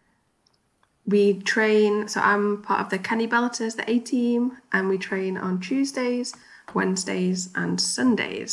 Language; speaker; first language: English; native; English